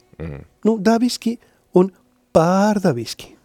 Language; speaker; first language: Latvian; non-native, learner; Spanish